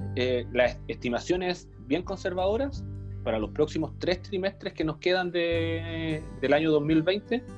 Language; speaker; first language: Spanish; native; Spanish